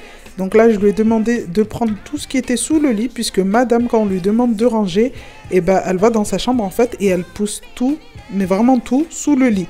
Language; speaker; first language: French; non-native, local second language; Comorian